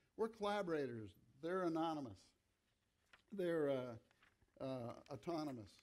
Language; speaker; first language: English; native; English